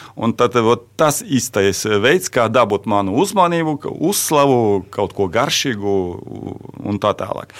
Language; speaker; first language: Latvian; non-native, local second language; Russian